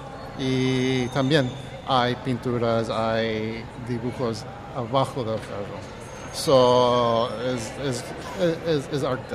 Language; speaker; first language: Spanish; early bilingual, heritage; English